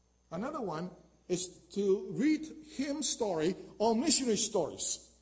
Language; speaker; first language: English; non-native, local second language; Chinese